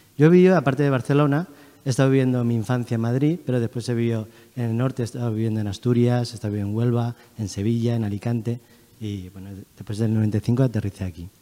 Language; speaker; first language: Spanish; early bilingual, other home language; Chinese